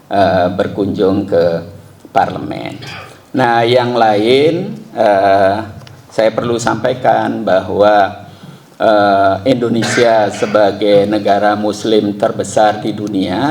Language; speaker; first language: Indonesian; native; Indonesian